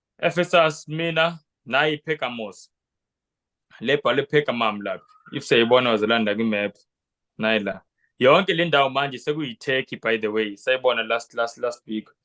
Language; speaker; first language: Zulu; non-native, local second language; Xhosa